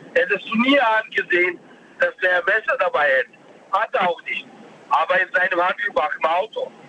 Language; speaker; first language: German; native; German